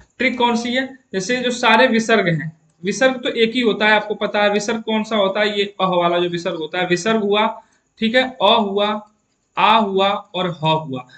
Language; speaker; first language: Hindi; native; Hindi